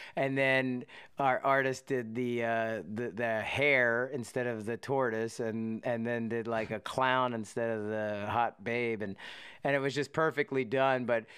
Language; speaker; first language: English; native; English